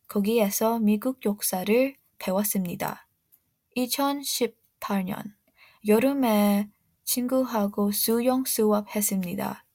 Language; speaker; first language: Korean; non-native, learner; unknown